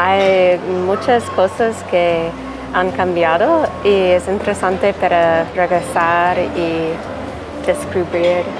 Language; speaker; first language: Spanish; non-native, fluent; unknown